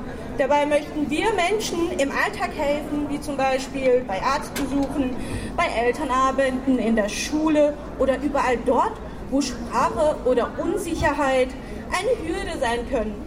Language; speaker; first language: German; early bilingual, other home language; Turkish